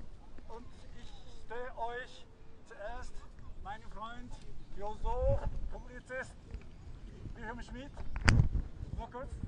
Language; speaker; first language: German; non-native, fluent; Japanese